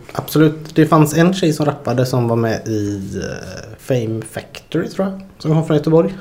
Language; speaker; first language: Swedish; native; Swedish